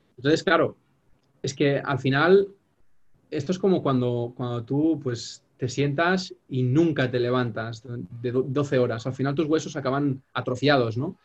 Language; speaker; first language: Spanish; non-native, local second language; Catalan